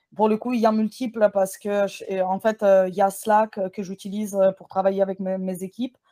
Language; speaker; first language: French; non-native, fluent; Ukrainian